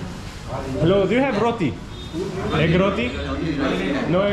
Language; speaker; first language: English; non-native, learner; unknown